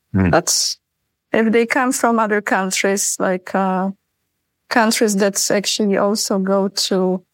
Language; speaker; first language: English; non-native, fluent; Polish